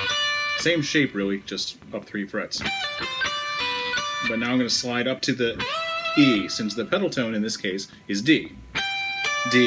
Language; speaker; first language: English; native; English